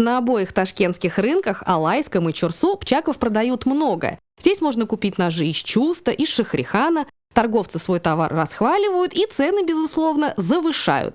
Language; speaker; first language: Russian; native; Russian